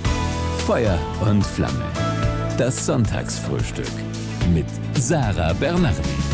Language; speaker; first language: German; native; German